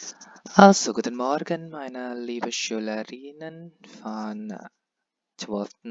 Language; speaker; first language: German; non-native, fluent; Indonesian